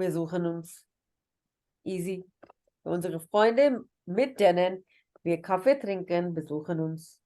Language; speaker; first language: German; non-native, fluent; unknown